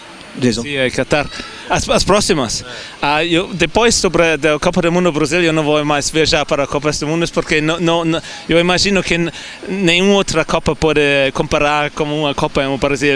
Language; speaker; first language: Portuguese; non-native, fluent; German